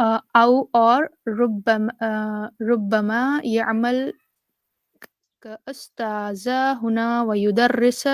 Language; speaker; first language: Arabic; non-native, learner; Urdu